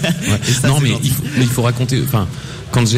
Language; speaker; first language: French; native; French